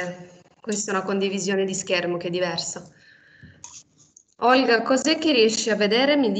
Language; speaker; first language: Italian; native; Italian